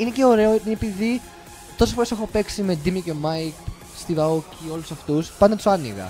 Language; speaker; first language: Greek; early bilingual, heritage; English